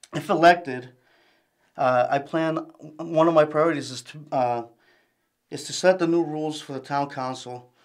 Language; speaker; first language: English; early bilingual, other home language; Spanish